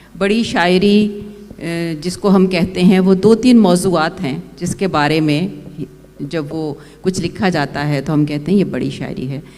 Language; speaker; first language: Urdu; non-native, local second language; Punjabi